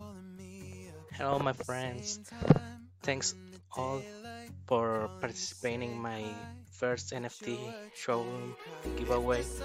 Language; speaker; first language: English; non-native, learner; Spanish